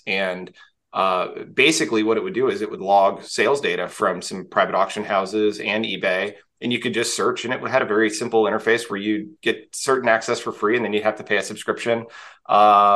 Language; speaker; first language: English; native; English